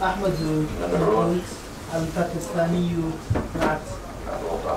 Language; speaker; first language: Arabic; non-native, learner; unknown